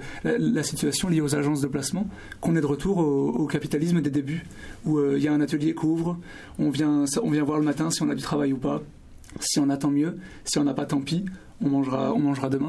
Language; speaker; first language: French; native; French